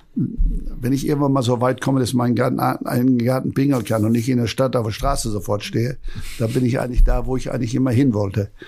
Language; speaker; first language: German; native; German